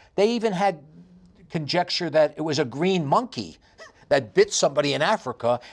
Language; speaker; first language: English; native; English